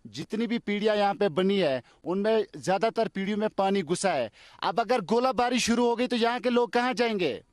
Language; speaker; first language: Hindi; non-native, local second language; Kashmiri